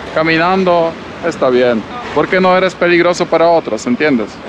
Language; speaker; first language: Spanish; non-native, fluent; Polish